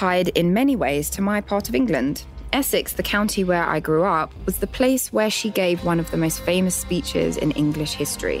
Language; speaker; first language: English; native; English